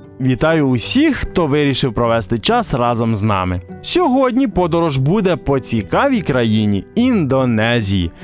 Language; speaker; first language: Ukrainian; native; Ukrainian